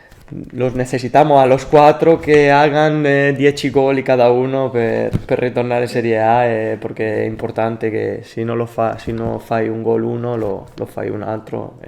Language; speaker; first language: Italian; non-native, learner; Spanish